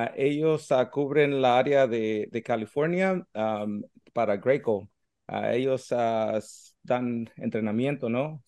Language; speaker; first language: Spanish; early bilingual, heritage; Spanish